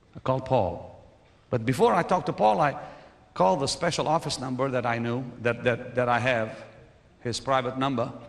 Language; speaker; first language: English; non-native, fluent; Arabic